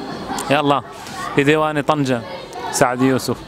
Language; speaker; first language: Arabic; native; Arabic